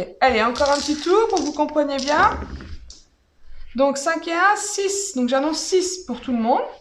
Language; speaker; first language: French; native; French